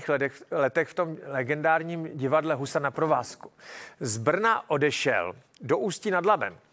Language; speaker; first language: Czech; native; Czech